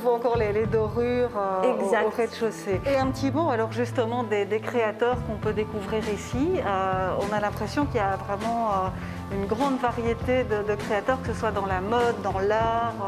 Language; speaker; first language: French; native; French